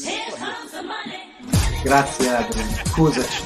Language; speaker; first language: Italian; native; Italian